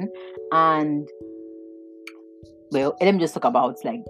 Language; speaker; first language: English; non-native, local second language; Yoruba